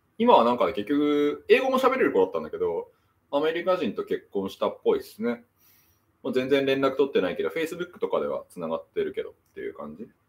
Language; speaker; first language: Japanese; native; Japanese